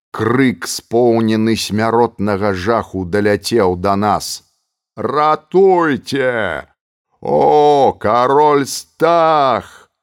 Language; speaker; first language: Belarusian; native; Belarusian